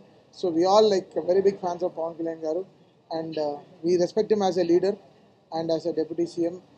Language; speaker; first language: Telugu; native; Telugu